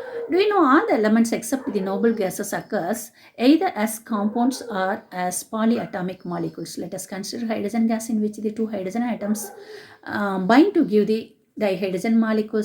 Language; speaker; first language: English; non-native, local second language; Tamil